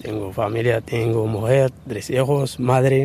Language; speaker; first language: Spanish; non-native, learner; Arabic